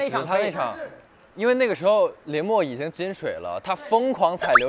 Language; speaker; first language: Chinese; native; Chinese